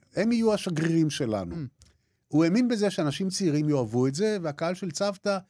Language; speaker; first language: Hebrew; native; Hebrew